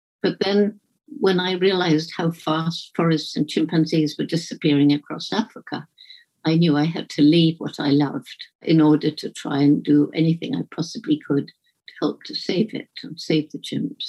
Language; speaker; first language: English; native; English